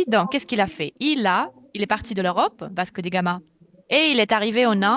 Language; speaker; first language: French; non-native, fluent; Russian